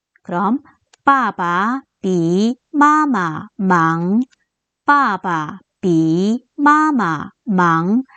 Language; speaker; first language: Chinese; non-native, fluent; Korean